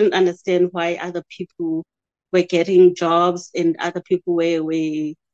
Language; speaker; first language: English; non-native, local second language; Xhosa